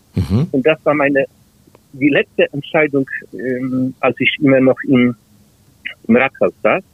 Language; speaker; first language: German; non-native, fluent; Polish